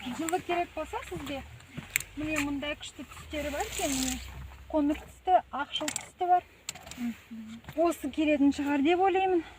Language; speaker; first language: Kazakh; non-native, local second language; Russian